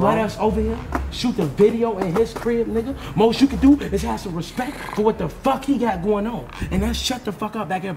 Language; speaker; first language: English; native; English